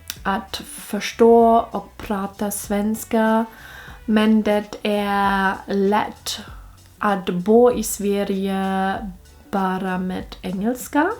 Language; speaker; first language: Swedish; non-native, learner; German